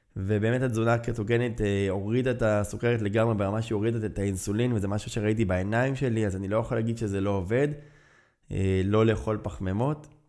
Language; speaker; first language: Hebrew; native; Hebrew